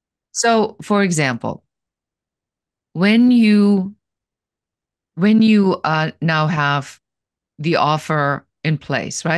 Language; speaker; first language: English; non-native, fluent; German